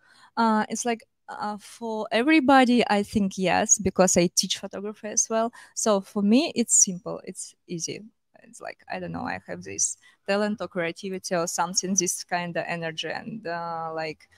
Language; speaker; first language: English; non-native, fluent; Russian